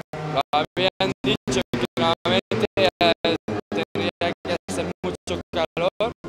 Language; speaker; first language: Spanish; non-native, fluent; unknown